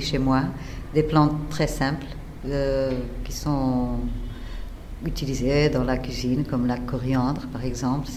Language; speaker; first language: French; non-native, fluent; Portuguese